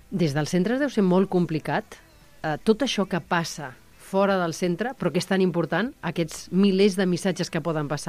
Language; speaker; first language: Catalan; native; Catalan